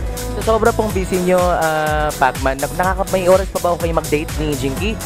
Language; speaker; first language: Filipino; native; Filipino